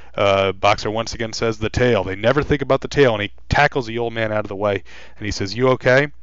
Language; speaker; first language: English; native; English